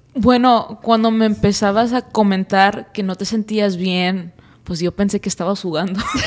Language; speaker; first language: Spanish; early bilingual, heritage; Spanish